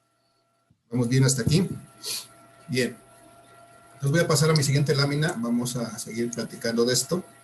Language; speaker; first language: Spanish; native; Spanish